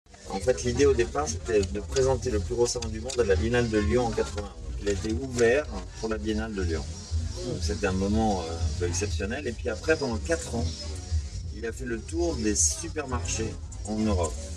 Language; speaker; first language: French; native; French